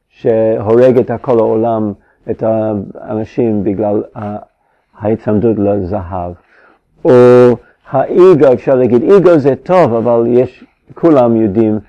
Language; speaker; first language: Hebrew; non-native, fluent; English